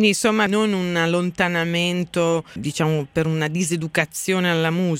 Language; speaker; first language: Italian; native; Italian